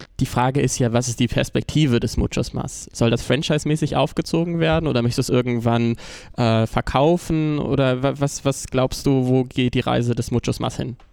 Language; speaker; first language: German; native; German